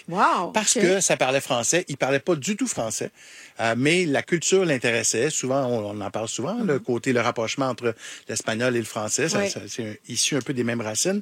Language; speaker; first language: French; native; French